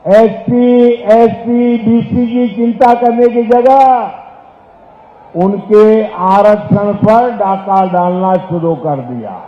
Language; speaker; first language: Hindi; non-native, local second language; Gujarati